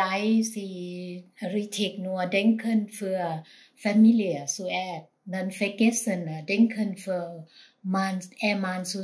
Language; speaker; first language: German; non-native, learner; Thai